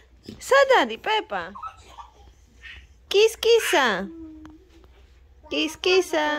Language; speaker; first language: Georgian; native; Georgian